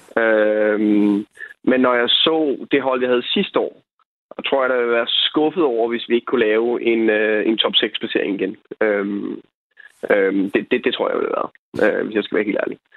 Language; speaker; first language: Danish; native; Danish